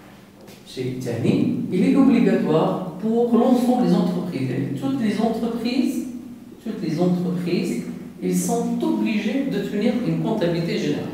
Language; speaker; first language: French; non-native, local second language; Arabic